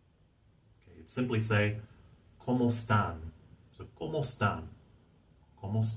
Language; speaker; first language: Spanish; non-native, fluent; English